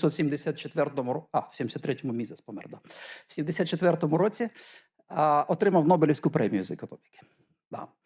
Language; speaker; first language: Ukrainian; native; Ukrainian